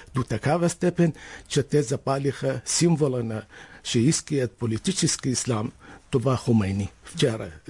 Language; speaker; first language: Bulgarian; non-native, fluent; Arabic